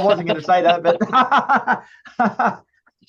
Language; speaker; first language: English; native; English